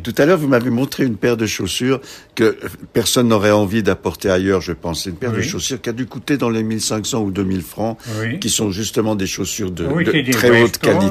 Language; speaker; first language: French; native; French